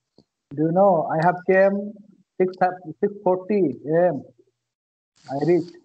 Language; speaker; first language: English; non-native, learner; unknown